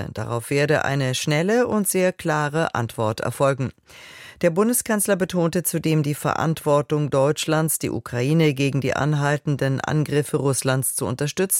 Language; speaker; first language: German; native; German